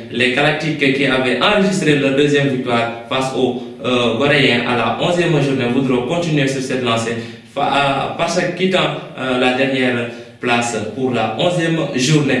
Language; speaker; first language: French; non-native, local second language; Wolof